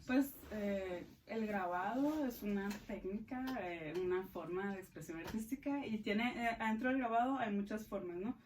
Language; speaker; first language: Spanish; native; Spanish